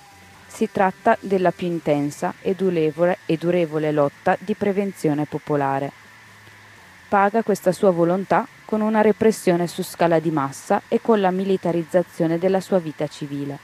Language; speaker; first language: Italian; native; Italian